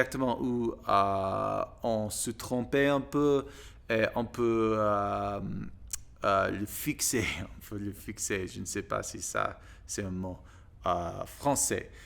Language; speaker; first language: French; non-native, learner; English